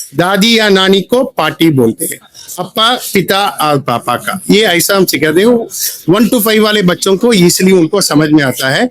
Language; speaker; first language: Hindi; non-native, local second language; Tamil